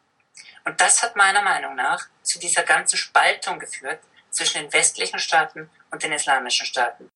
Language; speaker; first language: German; native; German